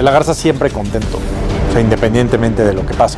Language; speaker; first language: Spanish; native; Spanish